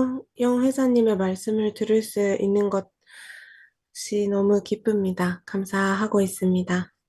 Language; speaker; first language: Korean; non-native, fluent; Japanese